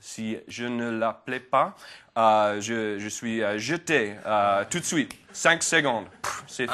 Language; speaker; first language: French; non-native, fluent; English